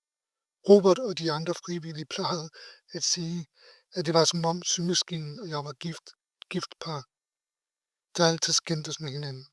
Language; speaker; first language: Danish; native; Danish